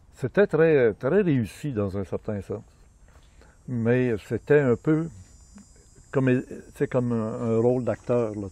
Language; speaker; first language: French; native; French